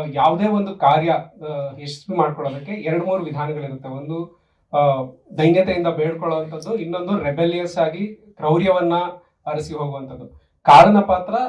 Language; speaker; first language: Kannada; native; Kannada